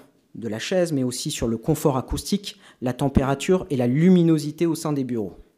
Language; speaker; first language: French; native; French